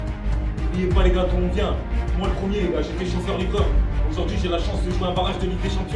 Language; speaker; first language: French; native; French